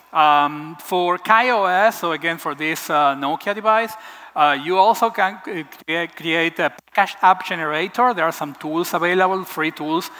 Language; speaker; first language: English; non-native, fluent; Spanish